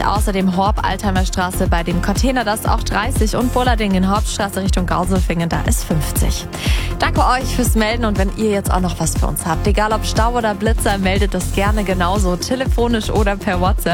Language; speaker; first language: German; native; German